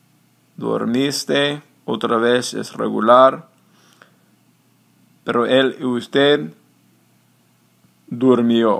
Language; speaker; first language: Spanish; non-native, fluent; English